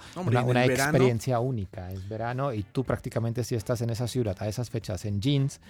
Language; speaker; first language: Spanish; non-native, fluent; Czech